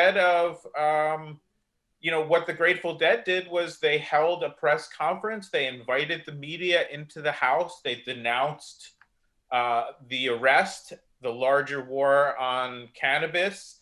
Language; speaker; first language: English; native; English